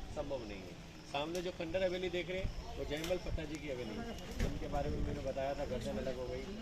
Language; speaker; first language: Hindi; native; Hindi